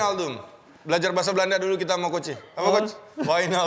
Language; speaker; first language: Indonesian; native; Indonesian